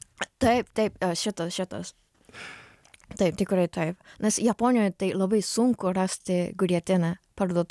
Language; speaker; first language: Lithuanian; non-native, learner; Japanese